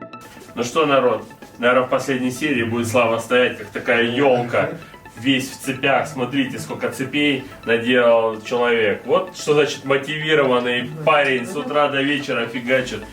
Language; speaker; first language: Russian; native; Russian